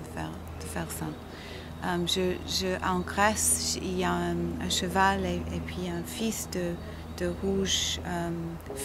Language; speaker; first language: French; non-native, learner; English